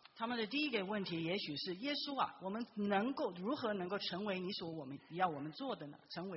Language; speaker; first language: Chinese; native; Chinese